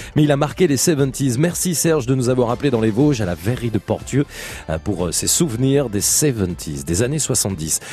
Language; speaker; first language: French; native; French